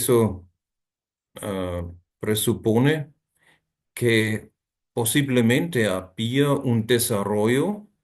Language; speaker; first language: Spanish; non-native, fluent; German